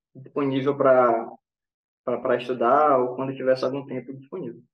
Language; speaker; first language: Portuguese; native; Portuguese